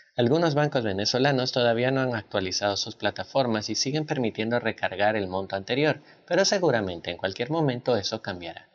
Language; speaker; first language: Spanish; native; Spanish